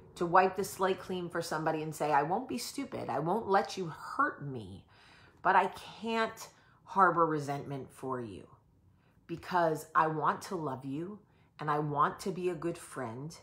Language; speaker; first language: English; native; English